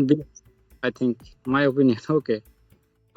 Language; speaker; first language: English; non-native, learner; Santali